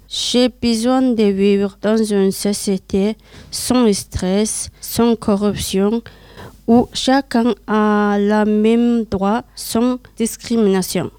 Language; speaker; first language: French; non-native, learner; Mongolian